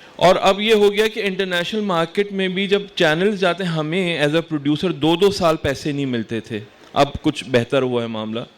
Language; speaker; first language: Urdu; native; Urdu